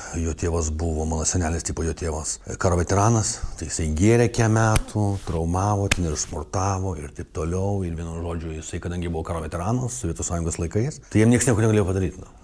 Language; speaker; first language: Lithuanian; native; Lithuanian